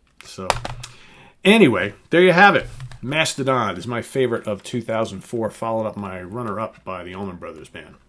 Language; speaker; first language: English; native; English